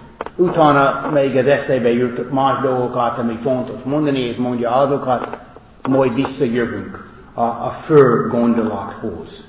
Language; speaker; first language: Hungarian; non-native, fluent; English